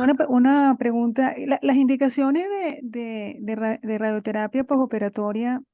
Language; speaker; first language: Spanish; native; Spanish